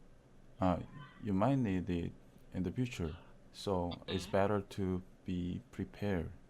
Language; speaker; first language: English; non-native, learner; Korean